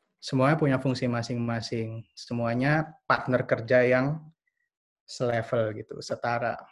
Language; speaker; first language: Indonesian; native; Indonesian